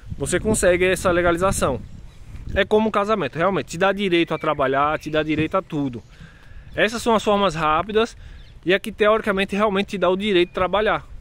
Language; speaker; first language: Portuguese; native; Portuguese